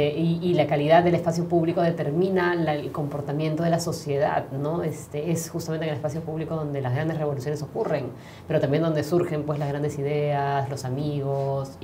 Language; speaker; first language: Spanish; native; Spanish